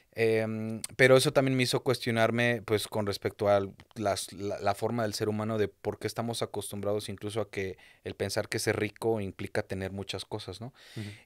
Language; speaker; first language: Spanish; native; Spanish